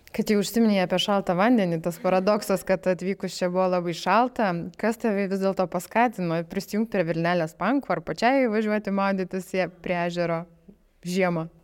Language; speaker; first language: Lithuanian; native; Lithuanian